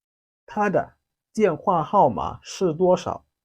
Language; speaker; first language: Chinese; non-native, fluent; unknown